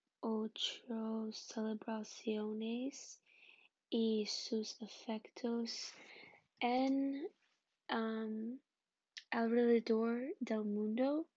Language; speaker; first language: Spanish; non-native, learner; English